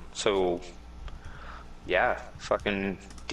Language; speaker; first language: English; native; English